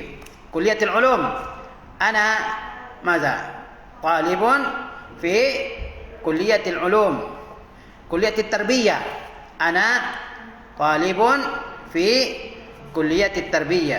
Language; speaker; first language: Arabic; non-native, fluent; Indonesian